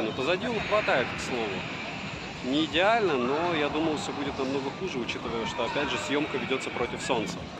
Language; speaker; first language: Russian; native; Russian